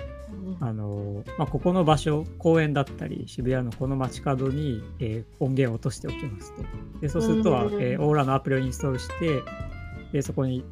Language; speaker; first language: Japanese; native; Japanese